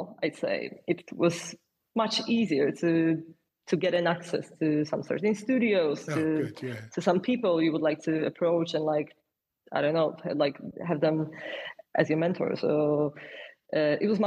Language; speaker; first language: English; non-native, fluent; Polish